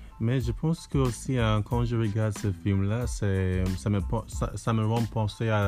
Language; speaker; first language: French; non-native, learner; English